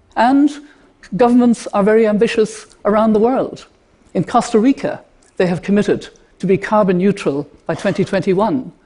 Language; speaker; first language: English; native; English